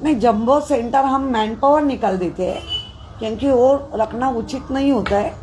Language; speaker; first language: Hindi; non-native, local second language; Marathi